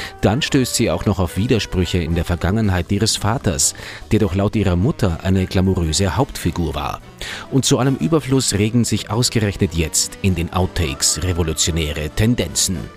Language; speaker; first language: German; native; German